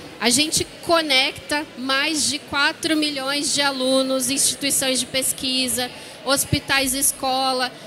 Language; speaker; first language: Portuguese; native; Portuguese